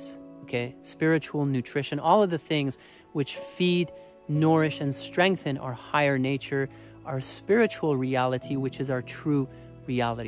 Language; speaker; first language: English; native; English